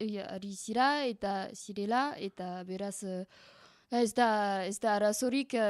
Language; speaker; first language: Basque; non-native, learner; French